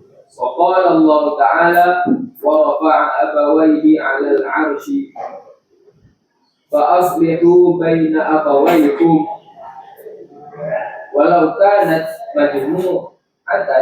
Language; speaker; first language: Arabic; non-native, learner; Indonesian